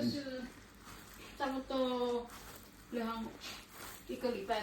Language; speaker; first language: Chinese; non-native, learner; Filipino